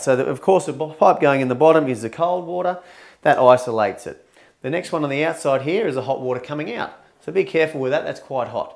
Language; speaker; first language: English; native; English